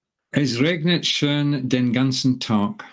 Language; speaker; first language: German; non-native, learner; English